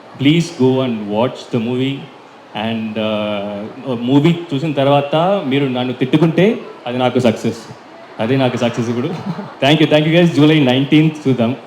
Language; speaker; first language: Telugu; non-native, learner; Tamil